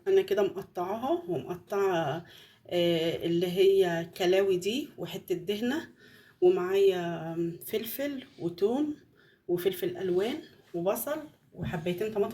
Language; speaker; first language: Arabic; native; Arabic